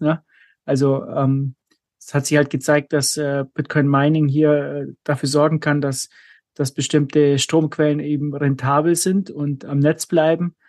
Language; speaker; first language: German; native; German